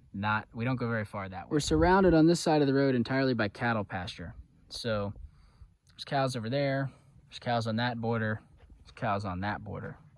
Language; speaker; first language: English; native; English